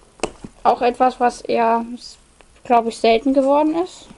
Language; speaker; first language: German; native; German